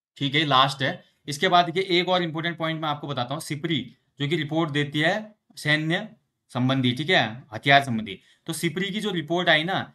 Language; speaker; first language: Hindi; native; Hindi